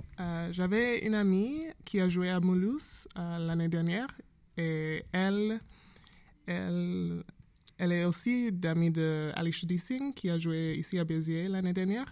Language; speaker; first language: French; non-native, learner; English